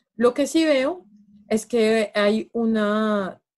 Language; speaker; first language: Spanish; non-native, fluent; French